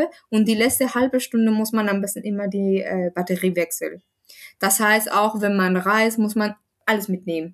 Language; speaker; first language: German; non-native, fluent; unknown